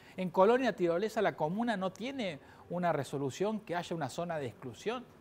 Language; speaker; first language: Spanish; native; Spanish